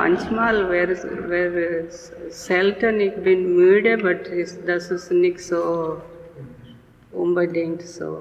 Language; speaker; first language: German; non-native, learner; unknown